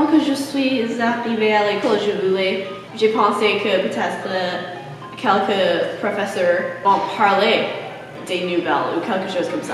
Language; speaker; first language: French; non-native, learner; English